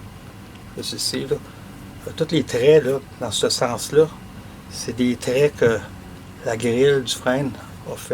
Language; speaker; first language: French; native; French